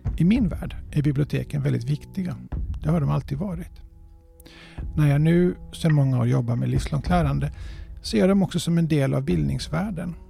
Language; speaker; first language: Swedish; native; Swedish